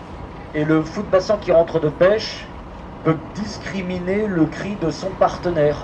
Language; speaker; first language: French; native; French